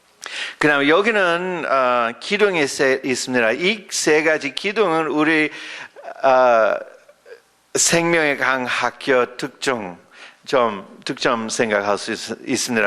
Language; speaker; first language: Korean; early bilingual, other home language; English